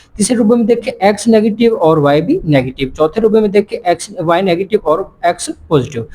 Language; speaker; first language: Urdu; non-native, local second language; Punjabi